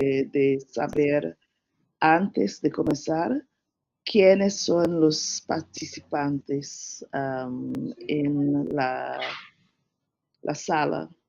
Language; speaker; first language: Spanish; non-native, learner; English